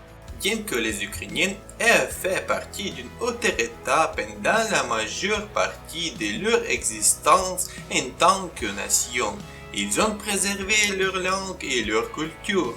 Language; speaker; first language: French; non-native, fluent; Ukrainian